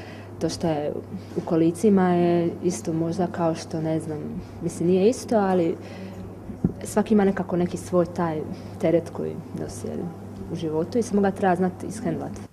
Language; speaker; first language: Bosnian; native; Bosnian